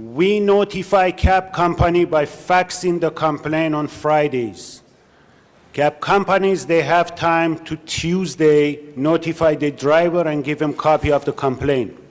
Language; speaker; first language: English; non-native, learner; Persian